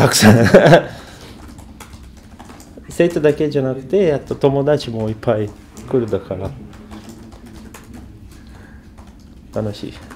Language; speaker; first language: Japanese; non-native, learner; Portuguese